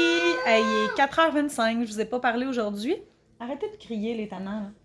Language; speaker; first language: French; native; French